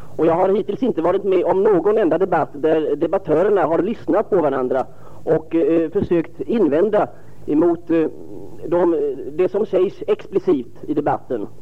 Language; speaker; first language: Swedish; native; Swedish